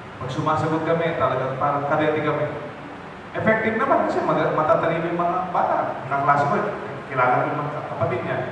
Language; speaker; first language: Filipino; non-native, local second language; Pampanga